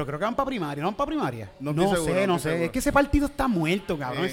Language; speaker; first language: Spanish; native; Spanish